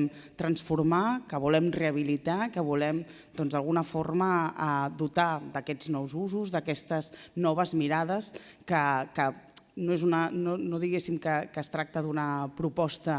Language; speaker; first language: Catalan; native; Catalan